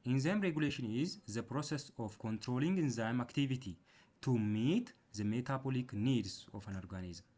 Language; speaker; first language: English; non-native, local second language; Amharic